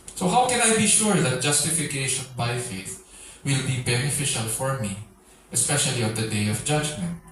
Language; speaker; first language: English; non-native, local second language; Filipino